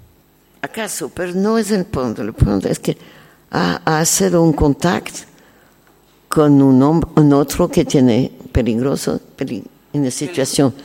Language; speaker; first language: Spanish; non-native, learner; French